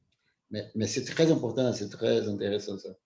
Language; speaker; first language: French; non-native, fluent; Portuguese